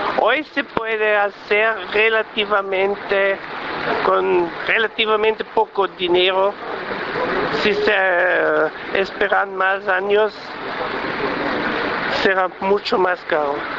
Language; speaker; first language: Spanish; non-native, learner; Swiss German